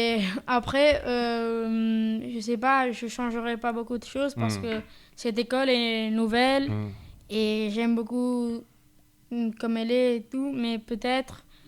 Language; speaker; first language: French; non-native, fluent; Spanish